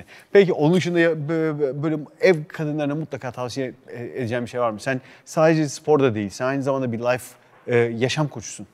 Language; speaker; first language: Turkish; native; Turkish